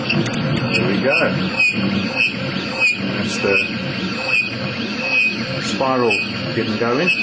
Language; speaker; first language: English; native; English